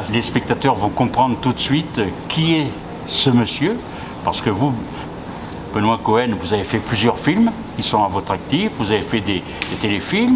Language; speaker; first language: French; native; French